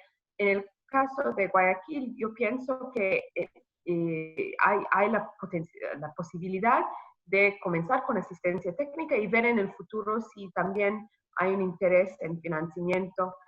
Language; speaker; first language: Spanish; non-native, fluent; English